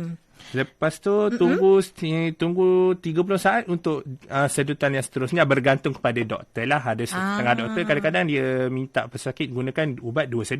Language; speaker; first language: Malay; native; Malay